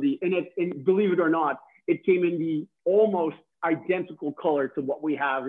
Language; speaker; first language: English; non-native, fluent; Dutch